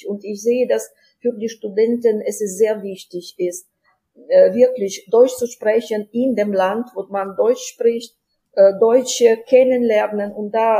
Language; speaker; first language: German; non-native, fluent; Ukrainian